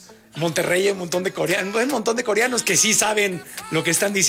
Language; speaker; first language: Spanish; native; Spanish